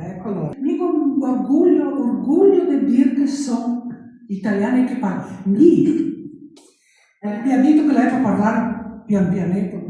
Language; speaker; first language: Italian; non-native, local second language; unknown